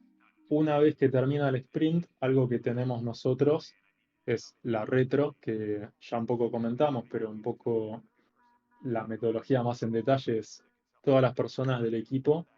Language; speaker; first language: Spanish; native; Spanish